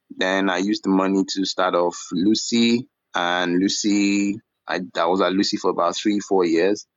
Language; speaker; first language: English; non-native, local second language; Yoruba